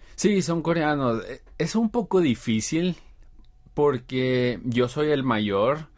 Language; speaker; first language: Spanish; native; Spanish